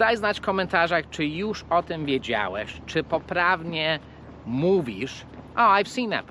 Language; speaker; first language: Polish; non-native, fluent; English